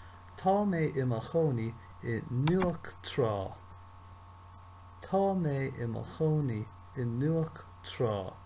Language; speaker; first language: Irish; non-native, local second language; English